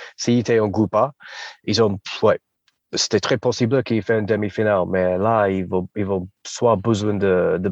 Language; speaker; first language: French; non-native, learner; English